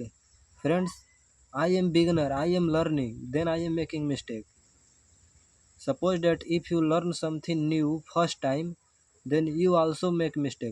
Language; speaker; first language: English; non-native, learner; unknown